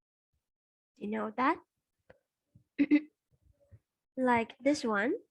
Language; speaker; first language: English; non-native, fluent; Vietnamese